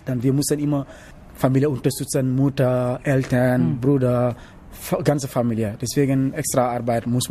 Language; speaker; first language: German; non-native, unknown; Wolof